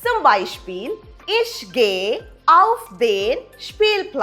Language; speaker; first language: German; non-native, fluent; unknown